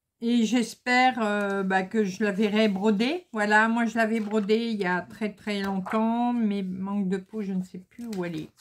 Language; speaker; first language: French; native; French